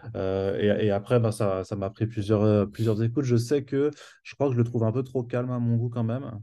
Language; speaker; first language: French; native; French